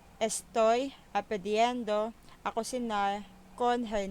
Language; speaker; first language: Spanish; non-native, learner; Filipino